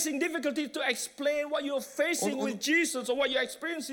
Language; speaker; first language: English; non-native, fluent; Indonesian